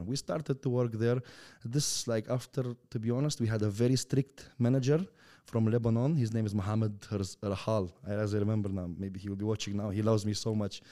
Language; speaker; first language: English; non-native, fluent; Russian